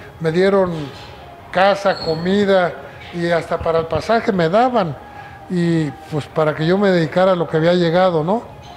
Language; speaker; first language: Spanish; native; Spanish